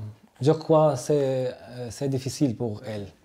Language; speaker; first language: French; non-native, learner; Arabic